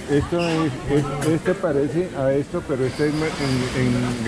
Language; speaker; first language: Spanish; native; Spanish